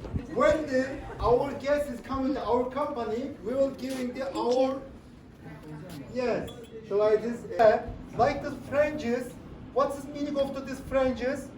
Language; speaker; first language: English; non-native, learner; Turkish